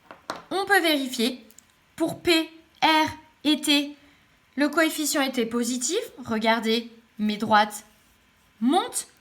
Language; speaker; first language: French; native; French